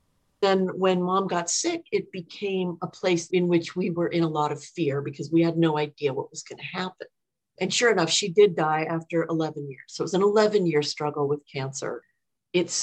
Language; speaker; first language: English; native; English